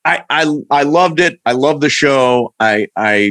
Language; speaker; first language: English; native; English